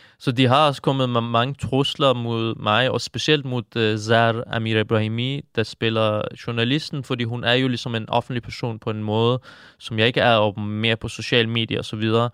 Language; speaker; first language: Danish; non-native, fluent; Persian